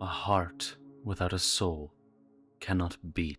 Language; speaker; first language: English; native; English